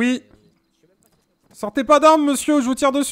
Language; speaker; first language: French; native; French